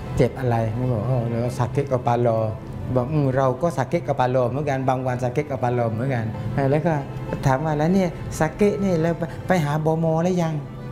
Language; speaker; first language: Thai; non-native, local second language; Malay